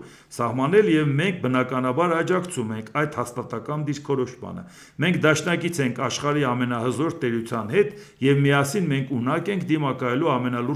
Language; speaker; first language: Armenian; native; Armenian